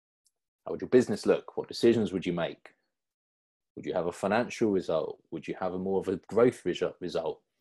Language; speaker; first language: English; native; English